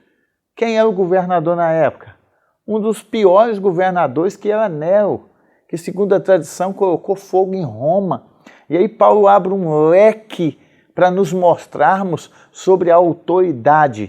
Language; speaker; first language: Portuguese; native; Portuguese